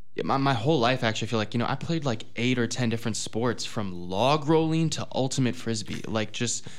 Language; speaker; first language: English; native; English